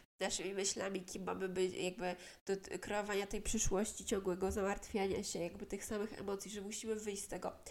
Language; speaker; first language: Polish; native; Polish